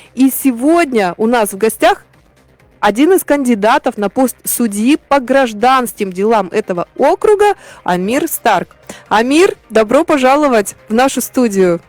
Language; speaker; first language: Russian; native; Russian